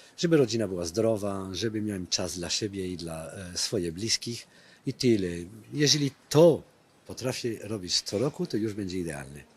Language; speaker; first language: Polish; non-native, fluent; French